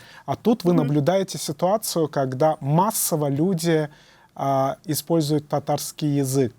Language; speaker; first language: Russian; native; Russian